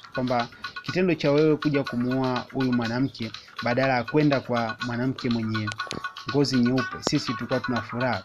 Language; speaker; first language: Swahili; native; Swahili